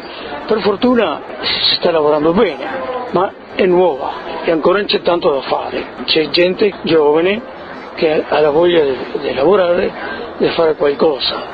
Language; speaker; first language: Italian; early bilingual, heritage; Italian